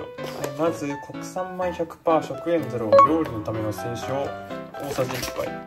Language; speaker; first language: Japanese; native; Japanese